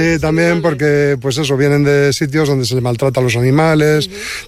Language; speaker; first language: Spanish; native; Spanish